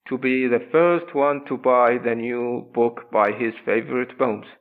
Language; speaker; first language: English; non-native, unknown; Arabic